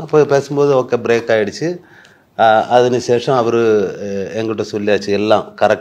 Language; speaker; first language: Tamil; non-native, learner; Malayalam